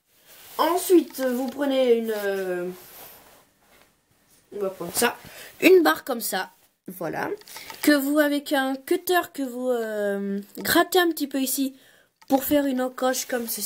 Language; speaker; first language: French; native; French